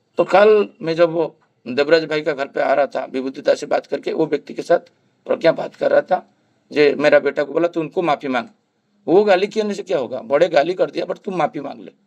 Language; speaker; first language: Hindi; non-native, local second language; Bangla